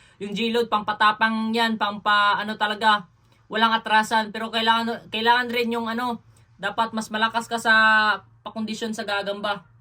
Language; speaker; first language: Filipino; non-native, local second language; Cebuano